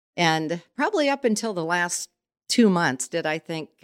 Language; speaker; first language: English; native; English